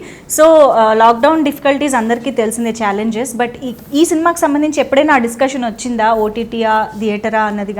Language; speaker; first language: Telugu; native; Telugu